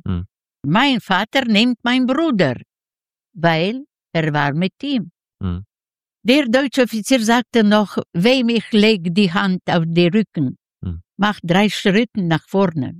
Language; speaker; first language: German; non-native, learner; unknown